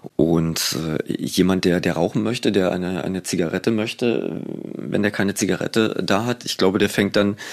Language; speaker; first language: German; native; German